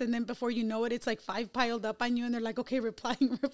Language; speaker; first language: English; early bilingual, other home language; Spanish